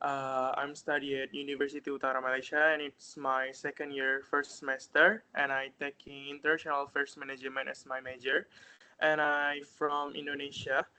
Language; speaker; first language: English; non-native, fluent; Indonesian